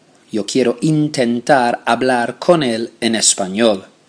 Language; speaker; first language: Spanish; non-native, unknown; English